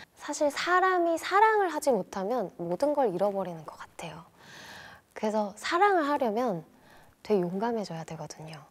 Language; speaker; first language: Korean; native; Korean